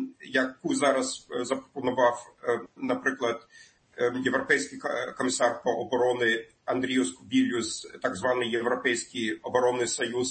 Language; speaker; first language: Ukrainian; non-native, fluent; German